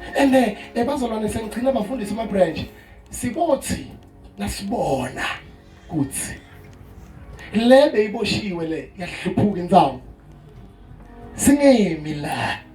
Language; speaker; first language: Zulu; non-native, local second language; Swati